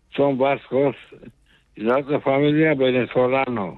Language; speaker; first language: Spanish; non-native, local second language; Basque